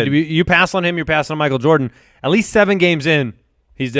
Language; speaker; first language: English; native; English